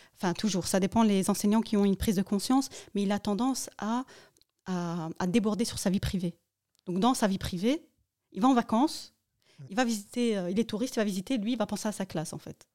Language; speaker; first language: French; early bilingual, other home language; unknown